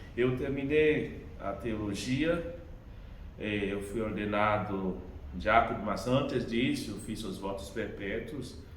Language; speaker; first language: Portuguese; non-native, fluent; Haitian Creole